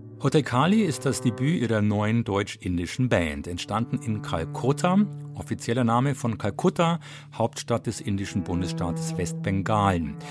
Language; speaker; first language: German; native; German